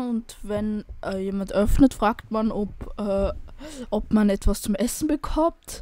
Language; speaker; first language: German; native; German